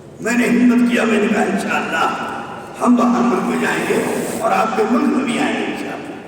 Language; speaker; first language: Urdu; native; Urdu